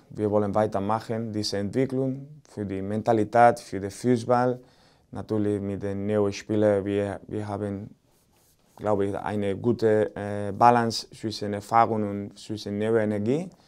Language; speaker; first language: German; non-native, learner; Spanish